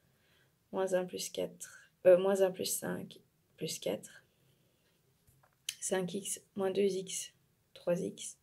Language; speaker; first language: French; native; French